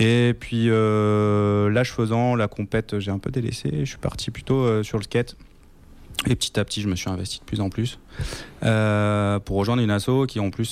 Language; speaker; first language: French; native; French